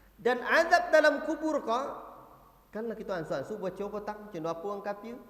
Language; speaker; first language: Malay; non-native, local second language; Minangkabau